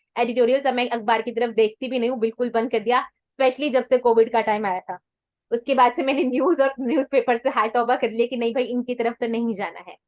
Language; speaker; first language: Hindi; non-native, local second language; Punjabi